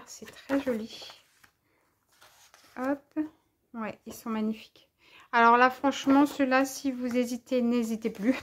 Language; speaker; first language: French; native; French